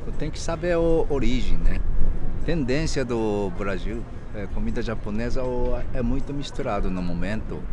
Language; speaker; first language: Portuguese; non-native, learner; Japanese